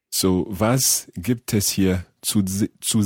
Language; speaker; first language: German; non-native, learner; English